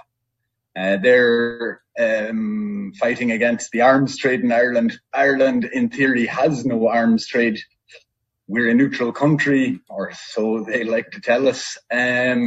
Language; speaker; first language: English; native; English